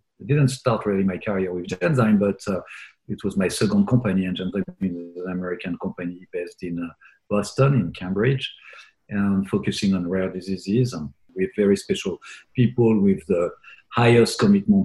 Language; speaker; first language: English; non-native, fluent; French